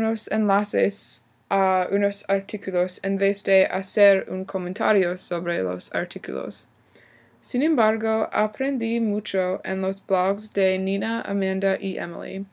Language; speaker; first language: Spanish; non-native, learner; English